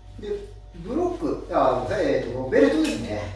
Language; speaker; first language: Japanese; native; Japanese